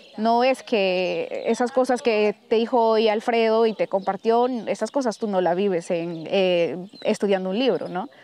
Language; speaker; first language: Spanish; native; Spanish